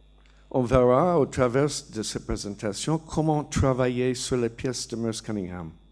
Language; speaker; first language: French; non-native, learner; English